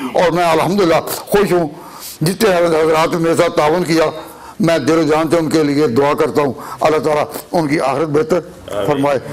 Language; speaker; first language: Urdu; non-native, local second language; Punjabi